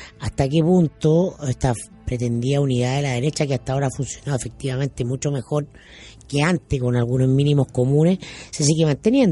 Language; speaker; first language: Spanish; native; Spanish